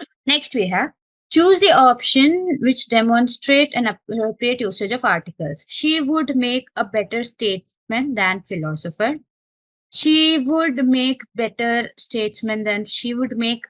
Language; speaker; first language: English; non-native, local second language; Malayalam